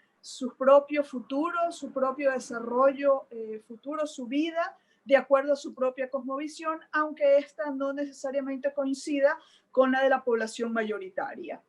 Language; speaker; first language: Spanish; native; Spanish